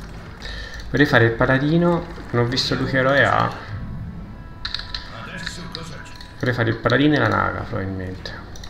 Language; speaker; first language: Italian; native; Italian